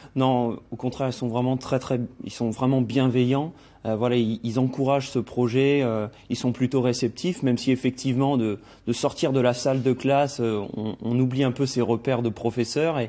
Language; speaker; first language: French; native; French